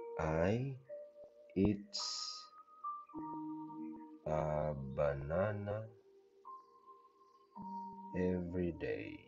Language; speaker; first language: English; non-native, learner; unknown